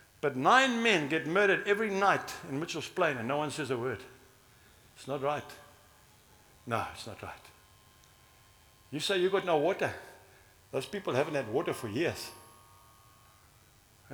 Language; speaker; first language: English; native; English